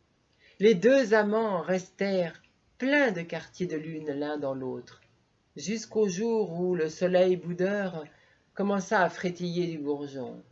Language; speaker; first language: French; native; French